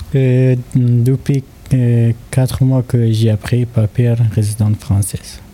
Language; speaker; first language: French; non-native, learner; Persian